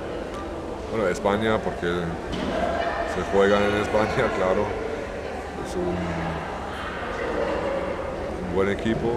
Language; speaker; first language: Spanish; non-native, learner; German